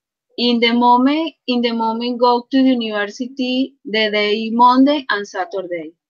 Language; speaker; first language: English; non-native, learner; Spanish